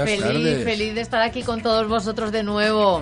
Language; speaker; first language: Spanish; native; Spanish